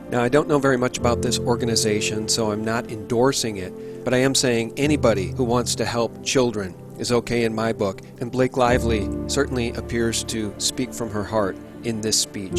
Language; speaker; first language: English; native; English